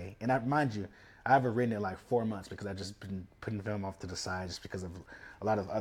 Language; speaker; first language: English; native; English